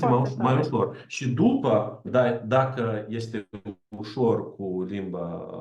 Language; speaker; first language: Romanian; non-native, learner; Ukrainian